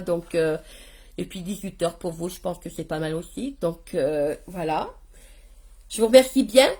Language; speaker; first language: French; native; French